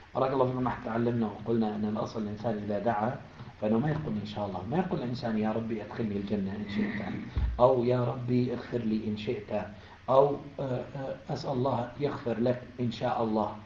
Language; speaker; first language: Arabic; native; Arabic